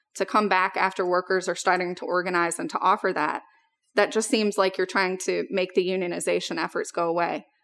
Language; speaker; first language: English; native; English